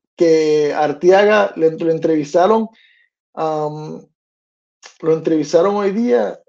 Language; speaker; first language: Spanish; early bilingual, heritage; Spanish